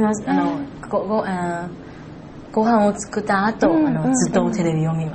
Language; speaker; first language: Japanese; non-native, learner; Chinese